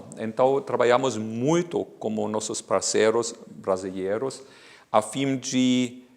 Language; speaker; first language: Portuguese; non-native, fluent; German